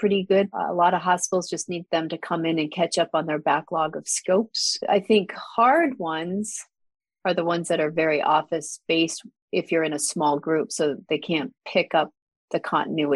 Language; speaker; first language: English; native; English